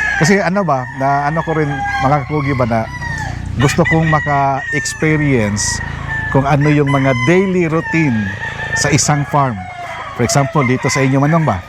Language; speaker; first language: Filipino; non-native, local second language; Cebuano